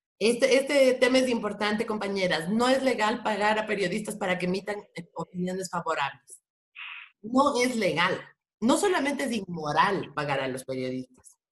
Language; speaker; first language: Spanish; native; Spanish